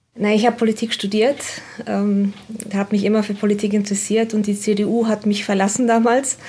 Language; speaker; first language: German; non-native, fluent; Romanian